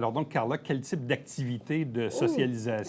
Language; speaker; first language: French; native; French